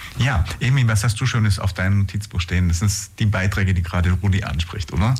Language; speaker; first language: German; native; German